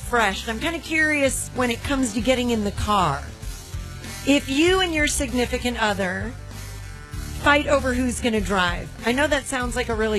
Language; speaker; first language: English; native; English